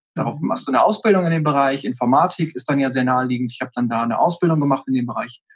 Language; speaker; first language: German; native; German